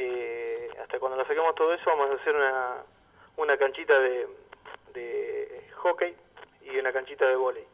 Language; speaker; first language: Spanish; native; Spanish